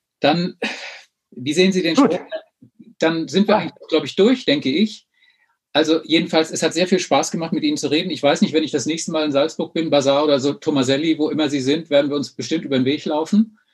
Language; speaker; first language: German; native; German